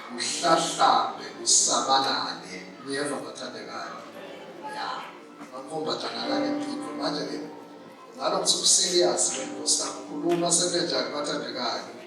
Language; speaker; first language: Zulu; non-native, local second language; Swati